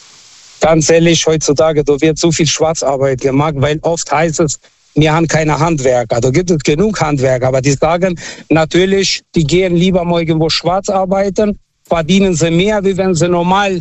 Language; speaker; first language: German; non-native, fluent; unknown